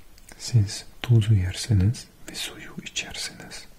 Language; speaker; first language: Turkish; non-native, learner; English